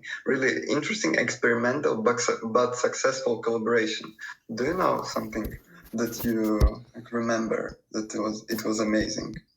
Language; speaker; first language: English; non-native, fluent; Russian